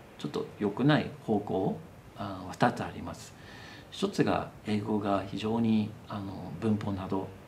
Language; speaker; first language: Japanese; non-native, fluent; English